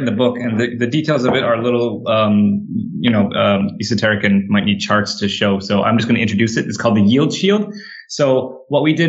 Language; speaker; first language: English; native; English